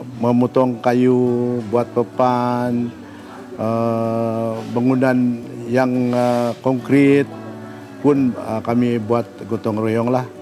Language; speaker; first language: Indonesian; non-native, local second language; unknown